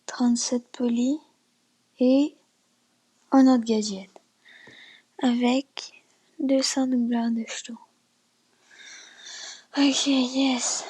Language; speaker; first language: French; native; French